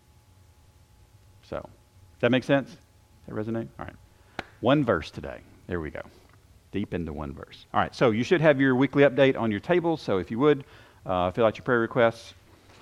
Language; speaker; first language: English; native; English